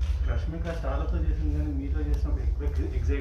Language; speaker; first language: Telugu; native; Telugu